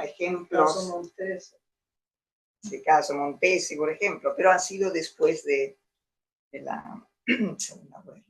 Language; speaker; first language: Spanish; non-native, fluent; Italian